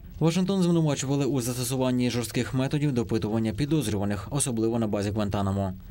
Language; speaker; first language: Ukrainian; native; Ukrainian